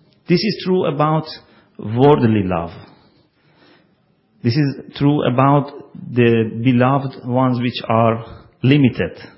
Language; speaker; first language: English; non-native, fluent; Persian